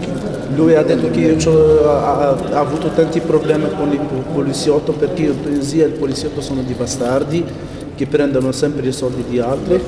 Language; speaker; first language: Italian; non-native, learner; Arabic